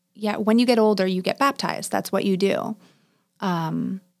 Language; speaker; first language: English; native; English